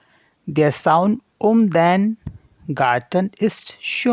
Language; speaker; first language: German; non-native, fluent; Hindi